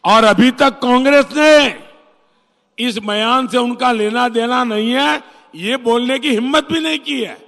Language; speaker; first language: Hindi; non-native, local second language; Gujarati